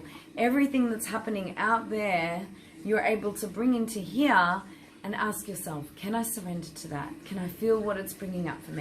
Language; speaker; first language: English; native; English